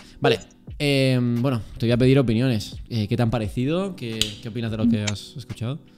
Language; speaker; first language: Spanish; native; Spanish